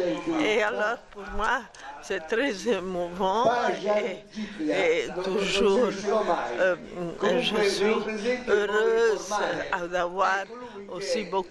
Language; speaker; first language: French; non-native, fluent; Italian